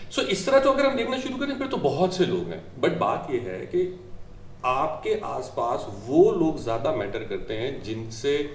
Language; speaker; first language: Urdu; native; Urdu